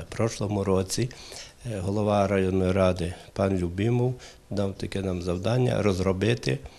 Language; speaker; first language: Ukrainian; native; Ukrainian